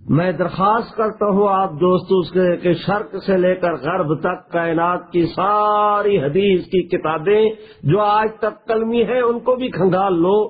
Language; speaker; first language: Urdu; non-native, local second language; Punjabi